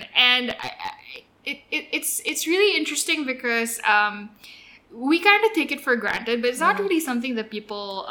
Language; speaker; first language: English; non-native, local second language; Filipino